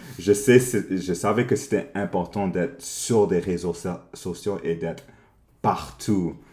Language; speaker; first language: French; early bilingual, other home language; English